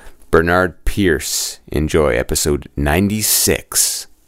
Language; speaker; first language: English; native; English